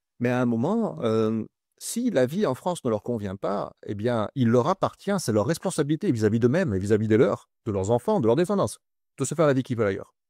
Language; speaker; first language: French; native; French